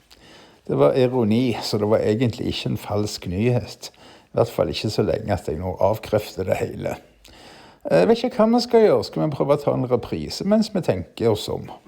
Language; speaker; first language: Norwegian; native; Norwegian